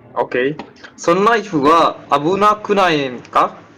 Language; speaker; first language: Japanese; non-native, learner; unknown